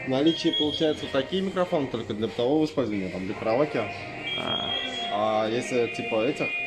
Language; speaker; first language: Russian; native; Russian